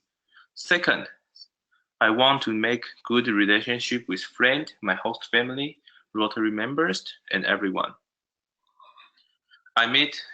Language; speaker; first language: English; non-native, learner; Chinese